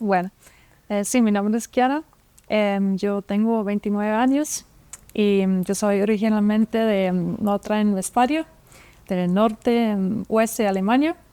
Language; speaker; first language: Spanish; non-native, fluent; German